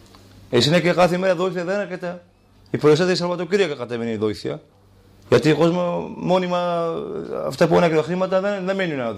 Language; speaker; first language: Greek; non-native, learner; Kurdish